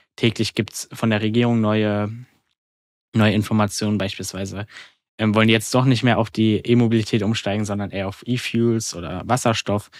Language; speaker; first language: German; native; German